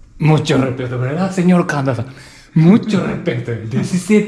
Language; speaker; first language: Spanish; non-native, learner; Japanese